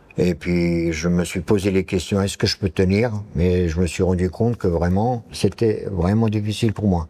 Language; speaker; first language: French; early bilingual, other home language; Serbian